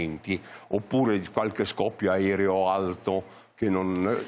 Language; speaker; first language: Italian; native; Italian